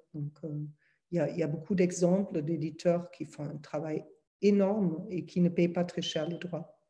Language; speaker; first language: French; non-native, fluent; German